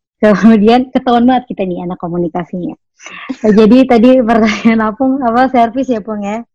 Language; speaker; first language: Indonesian; native; Indonesian